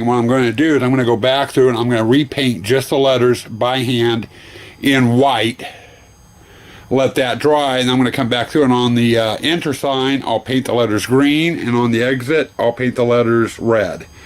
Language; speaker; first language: English; native; English